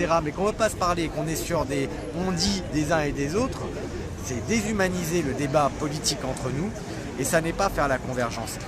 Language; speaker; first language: French; native; French